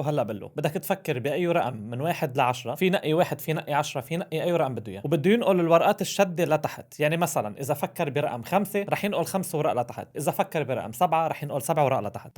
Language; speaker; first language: Arabic; native; Arabic